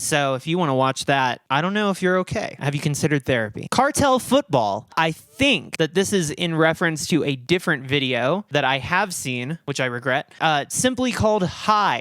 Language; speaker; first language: English; native; English